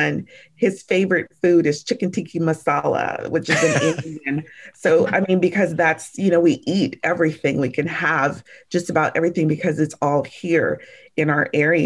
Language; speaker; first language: English; native; English